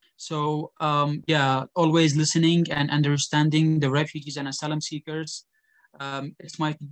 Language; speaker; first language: English; non-native, fluent; Arabic